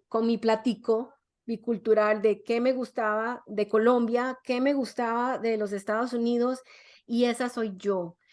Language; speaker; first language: Spanish; early bilingual, other home language; English